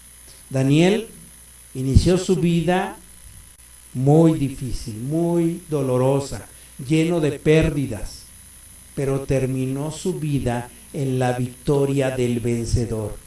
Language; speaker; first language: Spanish; native; Spanish